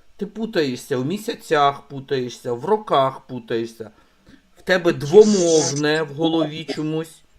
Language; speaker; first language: Ukrainian; native; Ukrainian